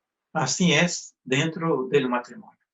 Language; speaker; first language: Spanish; non-native, fluent; Portuguese